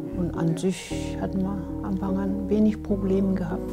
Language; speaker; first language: German; non-native, fluent; Korean